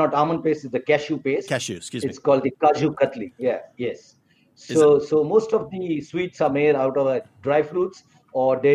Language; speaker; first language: English; non-native, local second language; Marathi